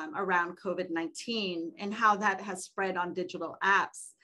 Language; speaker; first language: English; native; English